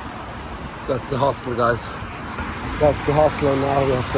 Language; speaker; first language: English; non-native, fluent; German